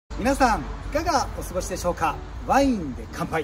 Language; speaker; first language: Japanese; native; Japanese